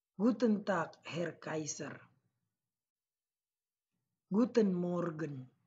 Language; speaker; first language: German; non-native, learner; Indonesian